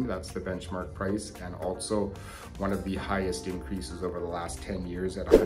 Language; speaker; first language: English; native; English